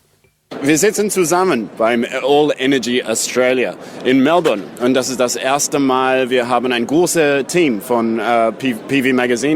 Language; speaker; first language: German; non-native, learner; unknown